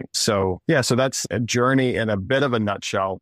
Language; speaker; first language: English; early bilingual, other home language; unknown